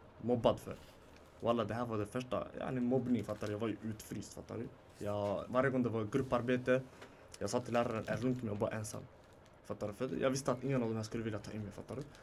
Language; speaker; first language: Swedish; early bilingual, other home language; Somali